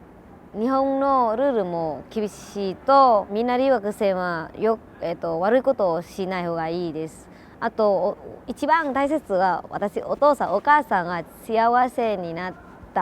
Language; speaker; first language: Japanese; non-native, learner; Vietnamese